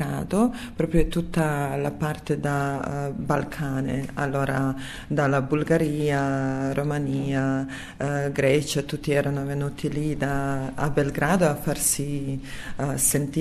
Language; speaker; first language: Italian; non-native, fluent; Serbian